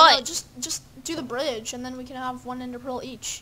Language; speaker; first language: English; native; English